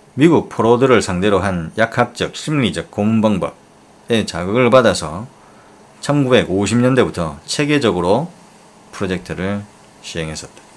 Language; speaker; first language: Korean; native; Korean